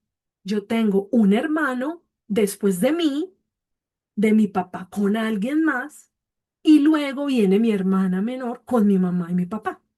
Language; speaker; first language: Spanish; native; Spanish